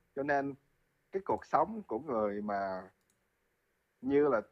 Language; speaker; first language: Vietnamese; early bilingual, heritage; Vietnamese